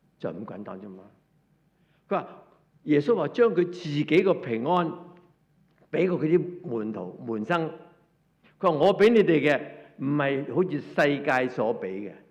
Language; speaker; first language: Cantonese; native; Cantonese